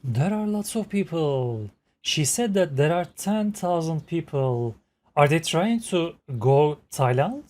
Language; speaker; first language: English; non-native, fluent; Turkish